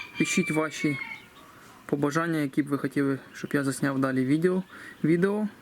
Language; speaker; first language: Ukrainian; native; Ukrainian